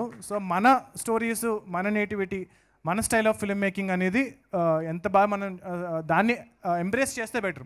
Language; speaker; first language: Telugu; native; Telugu